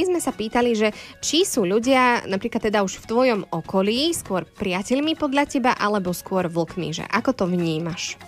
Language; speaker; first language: Slovak; native; Slovak